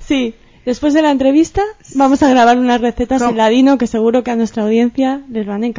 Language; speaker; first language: Spanish; native; Spanish